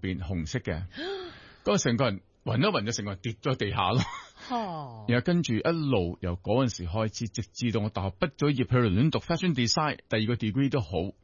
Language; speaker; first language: Cantonese; non-native, local second language; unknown